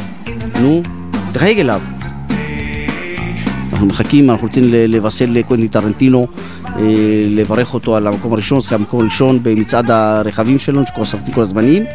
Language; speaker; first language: Hebrew; native; Hebrew